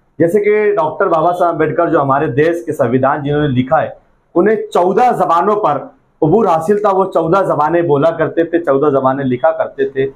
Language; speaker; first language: Hindi; native; Hindi